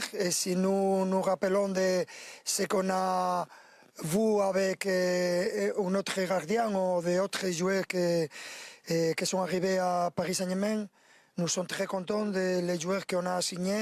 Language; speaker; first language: French; non-native, fluent; Spanish